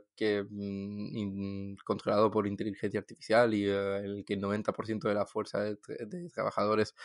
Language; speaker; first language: Spanish; non-native, fluent; French